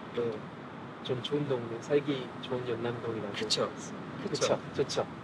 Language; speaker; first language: Korean; non-native, fluent; French